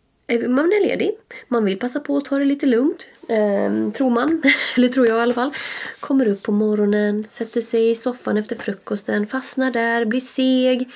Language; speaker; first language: Swedish; native; Swedish